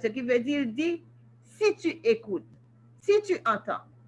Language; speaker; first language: French; native; French